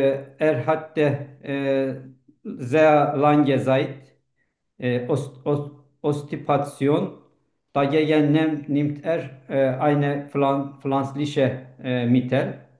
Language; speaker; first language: German; non-native, learner; Turkish